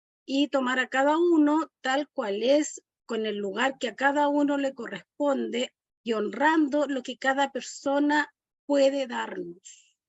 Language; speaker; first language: Spanish; native; Spanish